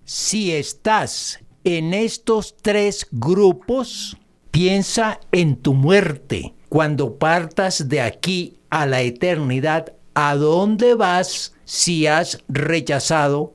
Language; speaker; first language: Spanish; native; Spanish